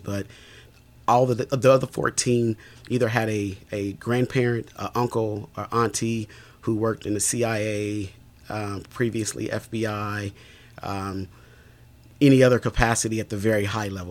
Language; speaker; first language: English; native; English